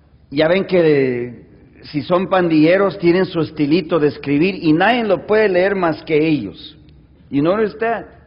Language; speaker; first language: Spanish; native; Spanish